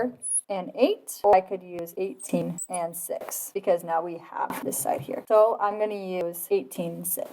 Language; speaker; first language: English; native; English